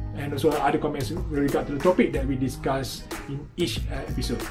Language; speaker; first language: English; non-native, local second language; Malay